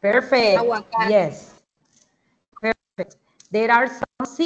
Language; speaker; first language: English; non-native, fluent; Spanish